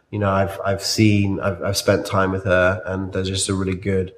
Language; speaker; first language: English; native; English